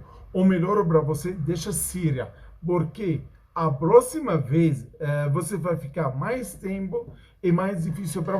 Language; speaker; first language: Portuguese; non-native, learner; Arabic